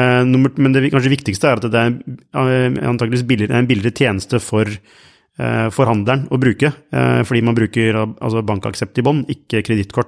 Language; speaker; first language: Norwegian; native; Norwegian